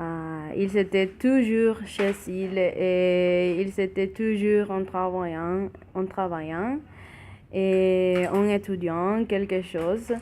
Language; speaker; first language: French; non-native, learner; Spanish